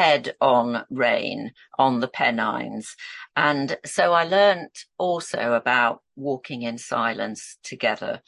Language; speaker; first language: English; native; English